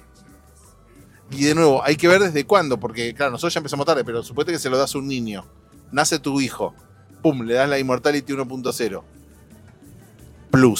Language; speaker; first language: Spanish; native; Spanish